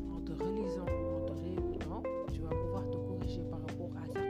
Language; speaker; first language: French; non-native, local second language; Wolof